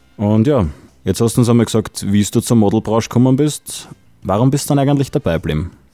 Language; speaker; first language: German; native; German